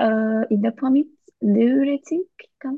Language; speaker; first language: German; non-native, learner; Turkish